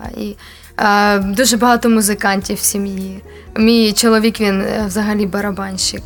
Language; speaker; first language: Ukrainian; non-native, local second language; Russian